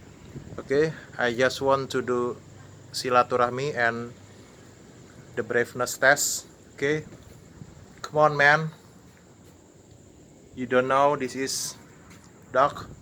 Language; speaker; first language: English; non-native, learner; Indonesian